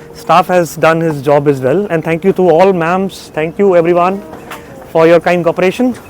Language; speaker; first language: English; non-native, local second language; Hindi